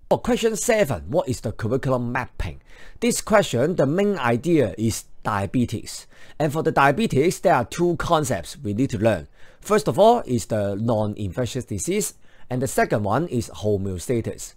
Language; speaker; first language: English; non-native, local second language; Cantonese